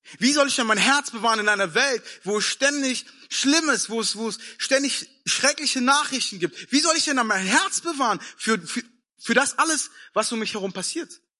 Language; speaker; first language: German; early bilingual, other home language; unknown